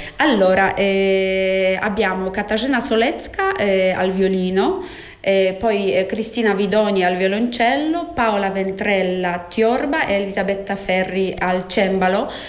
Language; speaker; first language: Italian; non-native, fluent; Polish